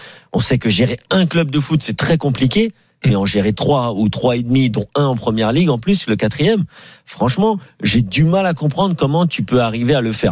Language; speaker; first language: French; native; French